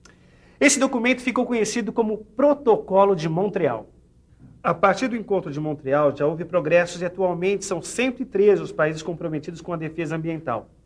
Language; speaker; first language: Portuguese; native; Portuguese